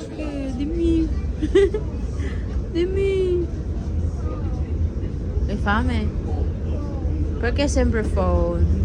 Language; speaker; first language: Italian; non-native, fluent; Filipino